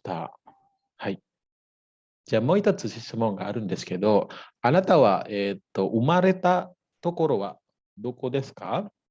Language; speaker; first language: Japanese; non-native, fluent; Indonesian